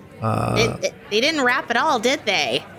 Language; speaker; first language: English; native; English